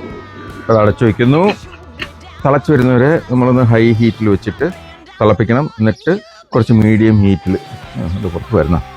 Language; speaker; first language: Malayalam; native; Malayalam